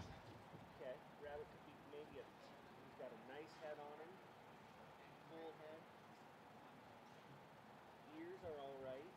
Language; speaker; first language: English; native; English